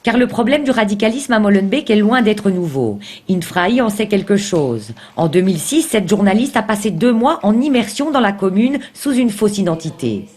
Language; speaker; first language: French; native; French